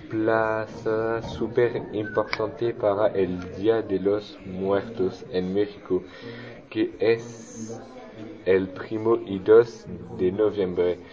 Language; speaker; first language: Spanish; non-native, learner; French